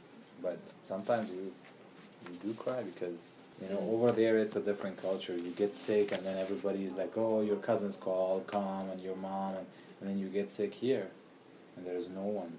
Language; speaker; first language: English; non-native, fluent; Persian